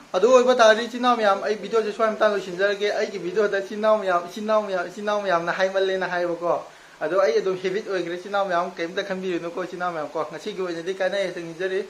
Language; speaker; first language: Manipuri; native; Manipuri